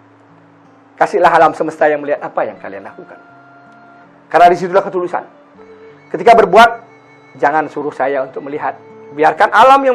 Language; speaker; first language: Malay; non-native, local second language; Balinese